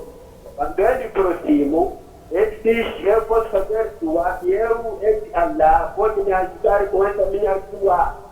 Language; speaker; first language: Portuguese; non-native, local second language; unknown